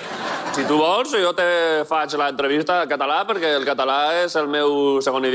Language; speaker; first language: Catalan; non-native, local second language; Spanish